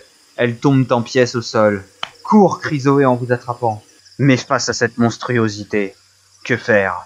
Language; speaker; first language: French; native; French